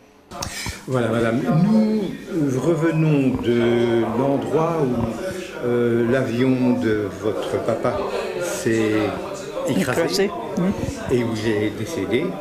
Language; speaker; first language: French; native; French